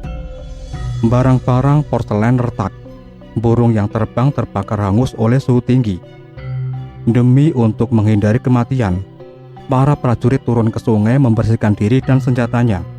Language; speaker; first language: Indonesian; native; Indonesian